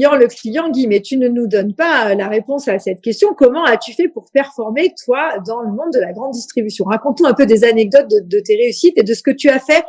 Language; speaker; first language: French; native; French